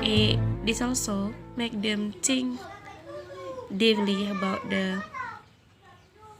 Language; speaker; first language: English; non-native, learner; Indonesian